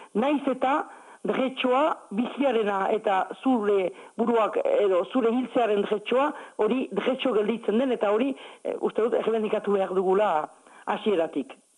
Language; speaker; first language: Basque; native; Basque